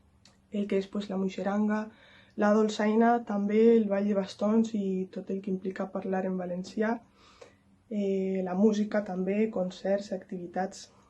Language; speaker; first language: Catalan; non-native, local second language; Spanish